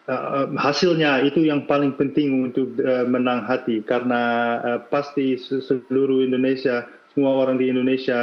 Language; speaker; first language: Indonesian; non-native, fluent; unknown